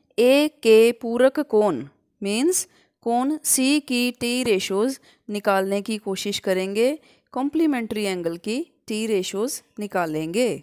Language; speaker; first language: Hindi; non-native, local second language; Punjabi